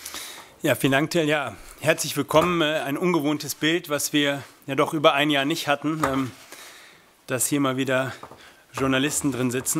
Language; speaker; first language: German; native; German